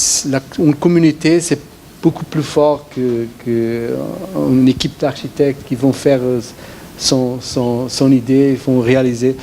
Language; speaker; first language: French; non-native, fluent; Portuguese